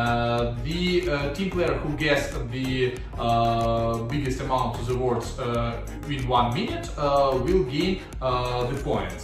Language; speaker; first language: English; non-native, learner; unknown